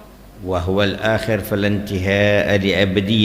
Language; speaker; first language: Arabic; native; Arabic